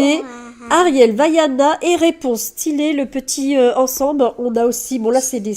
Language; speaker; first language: French; native; French